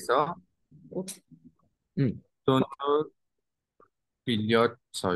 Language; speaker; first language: Korean; non-native, learner; Burmese